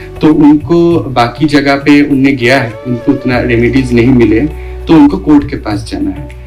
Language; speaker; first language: Hindi; non-native, local second language; Telugu